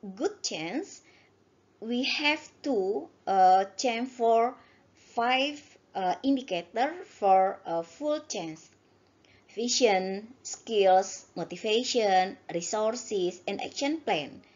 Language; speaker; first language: English; non-native, learner; Indonesian